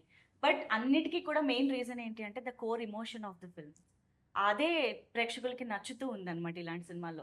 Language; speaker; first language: Telugu; native; Telugu